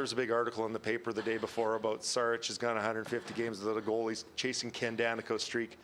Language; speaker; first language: English; native; English